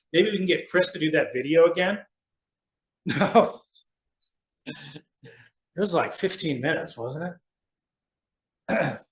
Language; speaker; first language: English; native; English